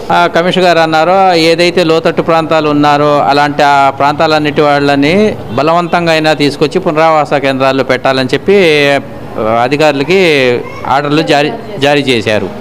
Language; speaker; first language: Telugu; native; Telugu